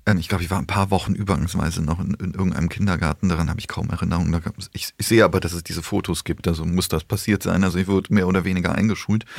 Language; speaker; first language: German; early bilingual, other home language; Polish